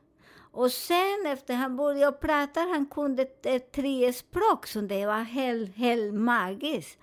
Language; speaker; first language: Swedish; non-native, fluent; Spanish